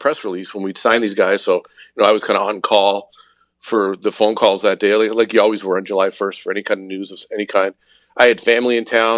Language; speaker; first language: English; native; English